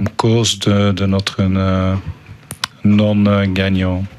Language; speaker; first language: French; non-native, fluent; Dutch